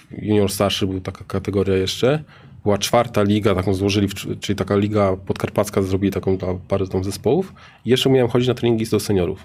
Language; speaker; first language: Polish; native; Polish